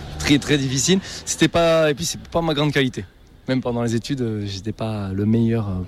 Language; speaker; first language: French; native; French